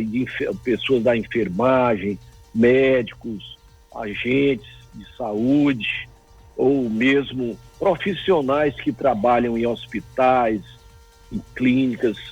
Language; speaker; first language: Portuguese; native; Portuguese